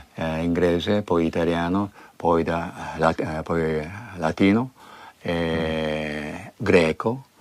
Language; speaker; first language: Italian; non-native, fluent; Japanese